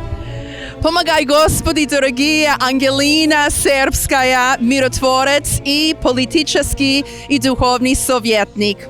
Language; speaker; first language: Russian; non-native, fluent; Serbian